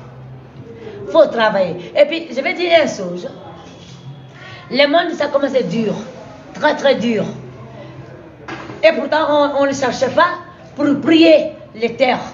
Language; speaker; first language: French; non-native, local second language; Susu